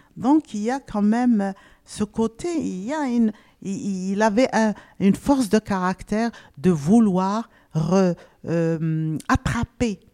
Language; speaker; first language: French; non-native, local second language; Arabic